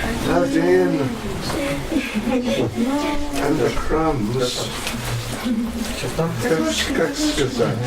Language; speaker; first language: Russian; non-native, learner; English